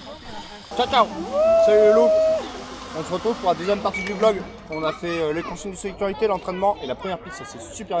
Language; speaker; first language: French; native; French